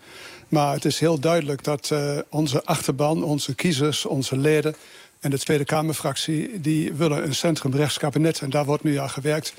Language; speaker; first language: Dutch; native; Dutch